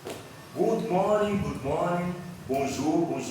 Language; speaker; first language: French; non-native, learner; Portuguese